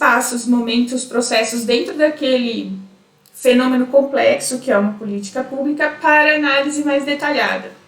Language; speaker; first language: Portuguese; native; Portuguese